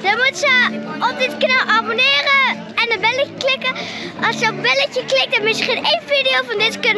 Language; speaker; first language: Dutch; native; Dutch